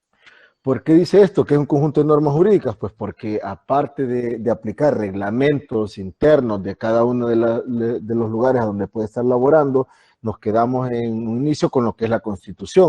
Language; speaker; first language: Spanish; native; Spanish